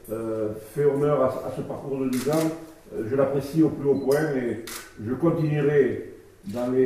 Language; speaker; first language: French; native; French